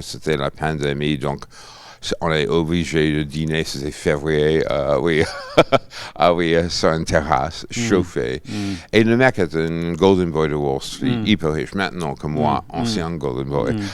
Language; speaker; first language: French; non-native, fluent; English